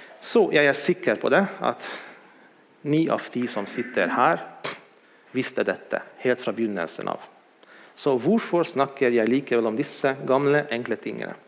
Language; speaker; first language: Swedish; non-native, fluent; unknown